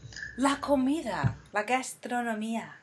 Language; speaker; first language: Spanish; non-native, fluent; English